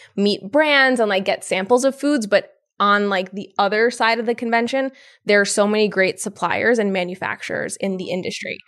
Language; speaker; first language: English; native; English